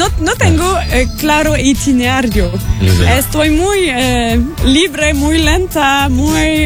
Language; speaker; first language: Spanish; non-native, learner; French